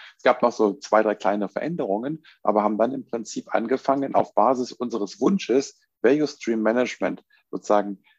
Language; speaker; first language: German; non-native, fluent; Spanish